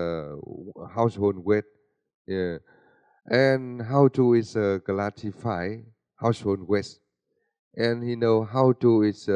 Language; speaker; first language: English; non-native, learner; Vietnamese